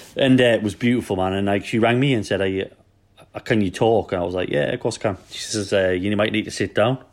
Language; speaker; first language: English; native; English